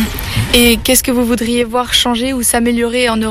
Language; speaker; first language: French; native; French